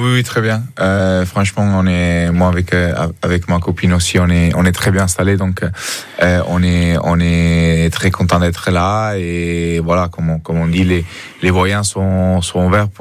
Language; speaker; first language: French; non-native, fluent; Italian